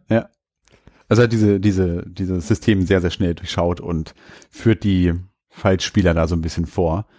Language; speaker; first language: German; native; German